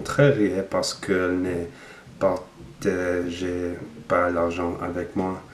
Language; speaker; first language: French; non-native, learner; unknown